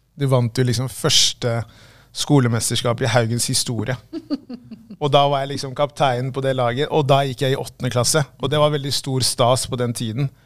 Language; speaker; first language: Norwegian; early bilingual, other home language; Tigrinya